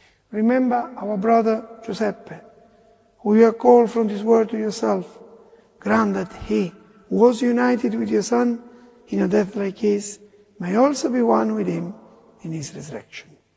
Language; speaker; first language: English; non-native, fluent; Italian